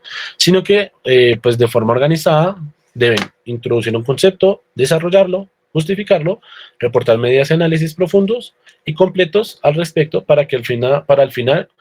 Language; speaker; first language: Spanish; native; Spanish